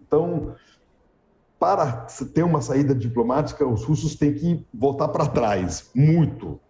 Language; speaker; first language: Portuguese; non-native, fluent; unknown